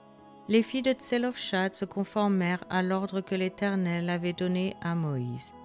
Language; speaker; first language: French; native; French